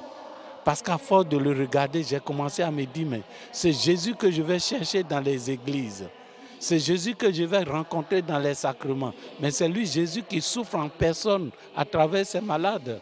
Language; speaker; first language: French; non-native, local second language; Fon